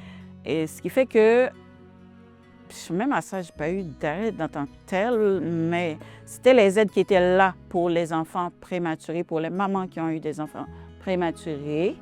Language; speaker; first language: French; non-native, local second language; Haitian Creole